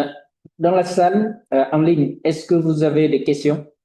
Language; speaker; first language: French; non-native, fluent; Vietnamese